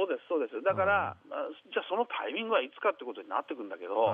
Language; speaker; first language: Japanese; native; Japanese